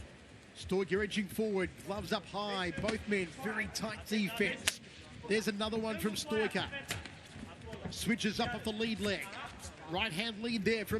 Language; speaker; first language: English; native; English